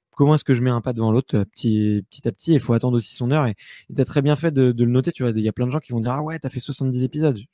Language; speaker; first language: French; native; French